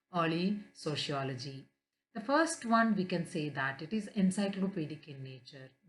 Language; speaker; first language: English; non-native, local second language; Kannada